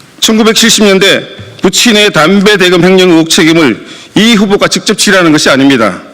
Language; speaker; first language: Korean; native; Korean